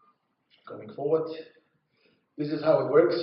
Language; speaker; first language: English; non-native, fluent; Dutch